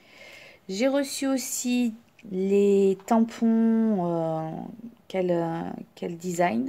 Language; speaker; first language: French; native; French